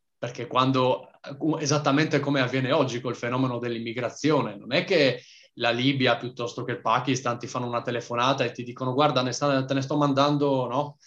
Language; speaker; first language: Italian; native; Italian